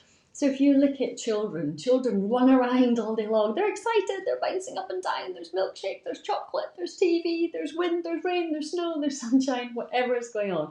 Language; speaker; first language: English; native; English